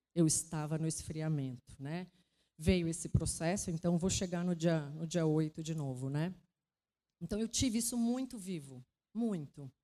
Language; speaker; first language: Portuguese; native; Portuguese